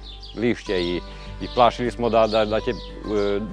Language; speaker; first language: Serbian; non-native, local second language; Hungarian